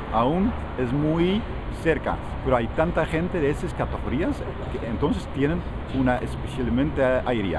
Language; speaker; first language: Spanish; non-native, fluent; Dutch